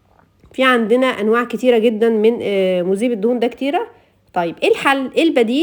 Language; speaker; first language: Arabic; native; Arabic